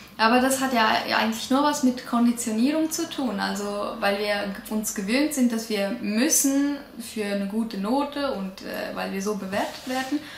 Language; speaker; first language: German; native; German